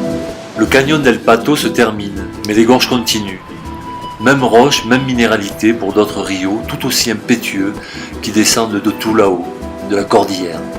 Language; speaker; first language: French; native; French